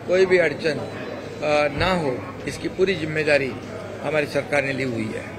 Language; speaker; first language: Hindi; non-native, local second language; Marathi